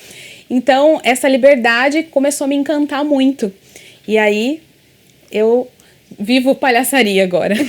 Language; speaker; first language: Portuguese; native; Portuguese